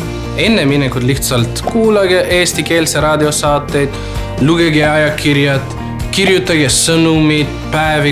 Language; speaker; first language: Estonian; non-native, fluent; Macedonian